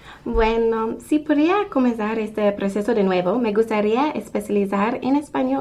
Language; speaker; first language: Spanish; non-native, fluent; English